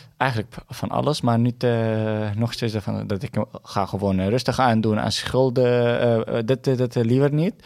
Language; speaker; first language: Dutch; non-native, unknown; Arabic